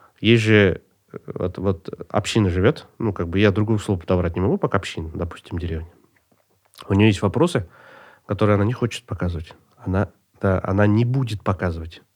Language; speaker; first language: Russian; native; Russian